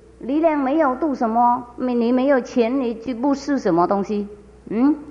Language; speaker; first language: Chinese; non-native, fluent; Vietnamese